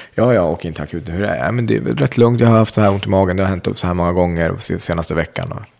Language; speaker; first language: Swedish; early bilingual, other home language; Central Kurdish